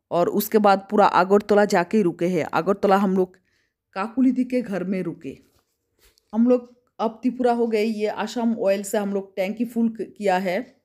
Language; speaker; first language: Hindi; non-native, local second language; Bangla